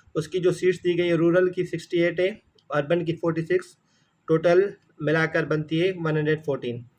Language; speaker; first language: Urdu; non-native, local second language; Sindhi